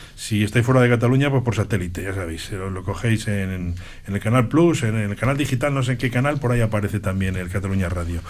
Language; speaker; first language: Spanish; native; Spanish